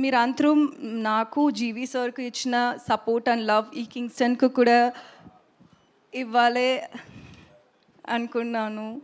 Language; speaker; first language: Telugu; non-native, learner; Tamil